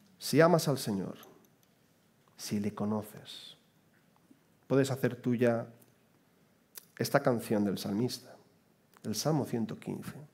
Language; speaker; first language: Spanish; native; Spanish